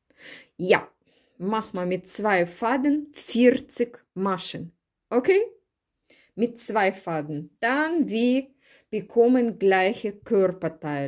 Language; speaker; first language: German; non-native, learner; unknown